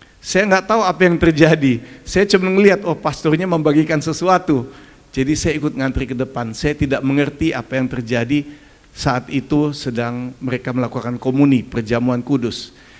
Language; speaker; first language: Indonesian; early bilingual, other home language; German